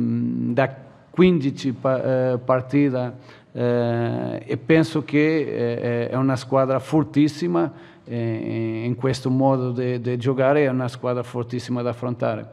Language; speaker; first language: Italian; non-native, fluent; Portuguese